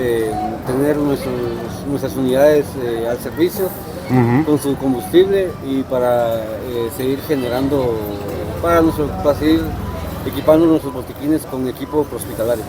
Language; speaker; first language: Spanish; native; Spanish